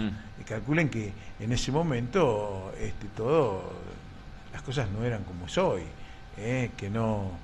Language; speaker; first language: Spanish; native; Spanish